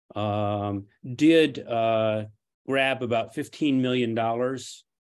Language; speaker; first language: English; non-native, fluent; Portuguese